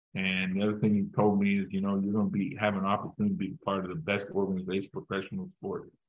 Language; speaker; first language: English; native; English